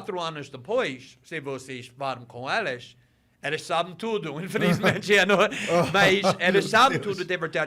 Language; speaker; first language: Portuguese; non-native, fluent; English